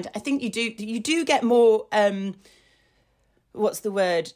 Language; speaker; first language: English; native; English